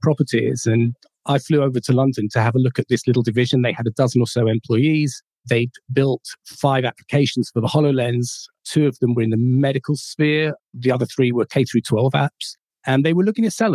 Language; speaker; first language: English; native; English